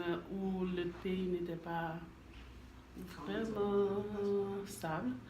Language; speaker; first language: French; non-native, learner; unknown